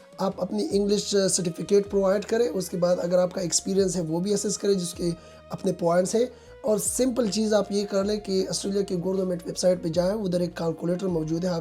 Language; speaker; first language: Urdu; non-native, local second language; Pashto